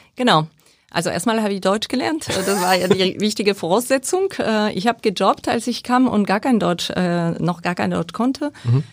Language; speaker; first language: German; non-native, fluent; French